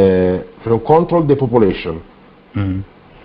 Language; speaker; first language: English; non-native, learner; Italian